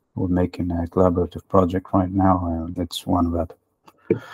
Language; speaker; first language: English; non-native, fluent; Ukrainian